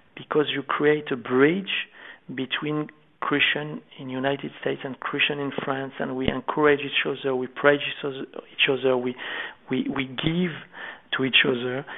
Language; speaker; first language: English; non-native, fluent; French